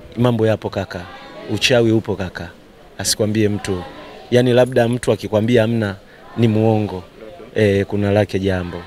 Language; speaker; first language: Swahili; native; Swahili